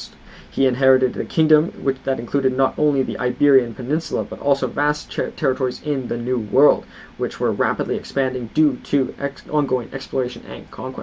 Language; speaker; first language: English; native; English